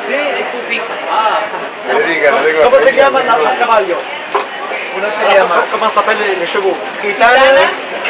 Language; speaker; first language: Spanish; non-native, learner; French